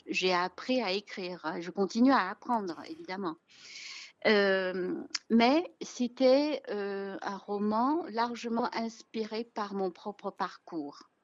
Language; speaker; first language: French; non-native, fluent; Chinese